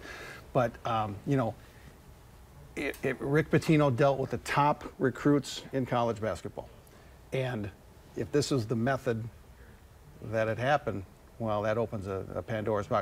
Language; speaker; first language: English; native; English